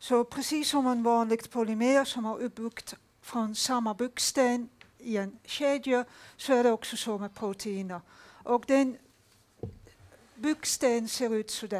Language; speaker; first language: Swedish; non-native, fluent; Dutch